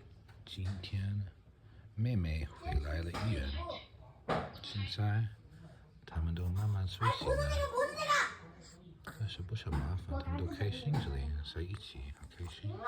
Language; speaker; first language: Chinese; non-native, learner; English